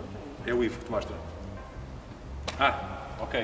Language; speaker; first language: Portuguese; native; Portuguese